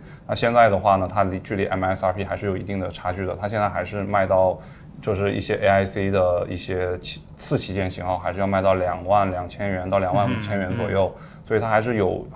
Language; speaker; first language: Chinese; native; Chinese